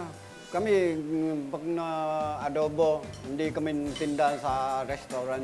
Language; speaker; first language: Filipino; non-native, learner; Vietnamese